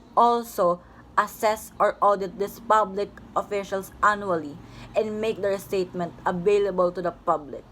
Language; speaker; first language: English; non-native, local second language; Filipino